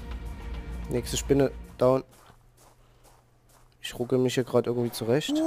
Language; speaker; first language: German; native; German